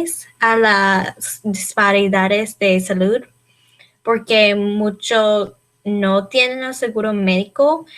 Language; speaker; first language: Spanish; non-native, learner; English